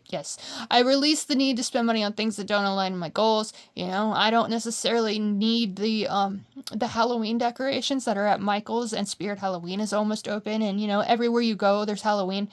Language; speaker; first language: English; native; English